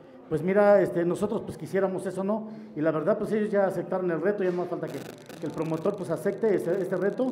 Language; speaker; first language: Spanish; native; Spanish